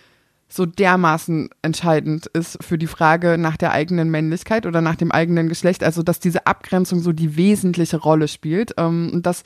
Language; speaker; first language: German; native; German